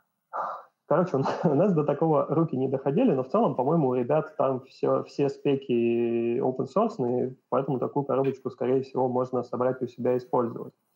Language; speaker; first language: Russian; native; Russian